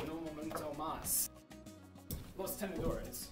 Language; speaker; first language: Spanish; non-native, learner; English